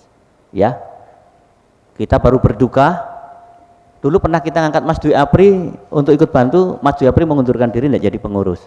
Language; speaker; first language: Indonesian; native; Indonesian